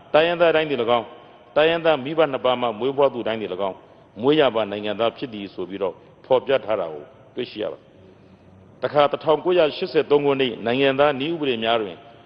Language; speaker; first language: Burmese; non-native, local second language; Rohingya